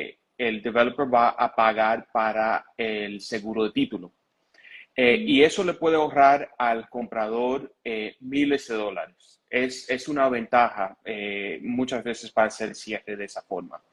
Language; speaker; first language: Spanish; early bilingual, heritage; Spanish